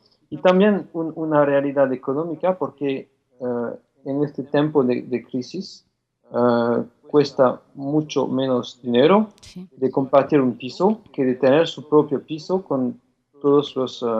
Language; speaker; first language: Spanish; non-native, fluent; French